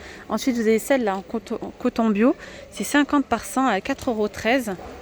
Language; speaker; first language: French; native; French